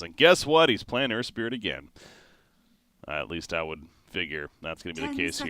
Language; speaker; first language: English; native; English